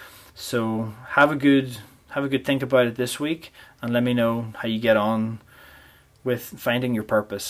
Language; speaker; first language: English; native; English